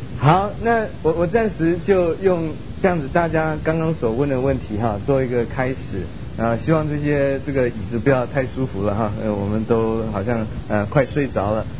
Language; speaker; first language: Chinese; early bilingual, other home language; Min Nan Chinese